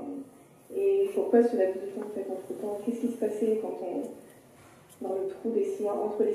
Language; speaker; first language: French; native; French